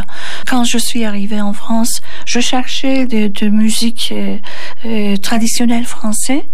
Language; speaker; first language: French; non-native, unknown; Turkish